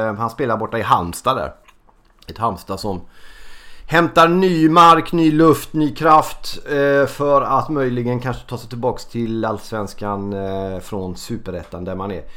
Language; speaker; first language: Swedish; native; Swedish